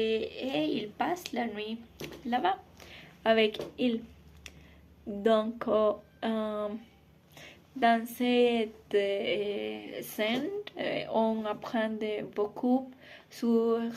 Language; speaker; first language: French; non-native, learner; Spanish